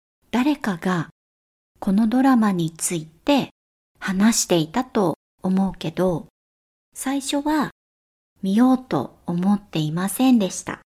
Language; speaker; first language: Japanese; native; Japanese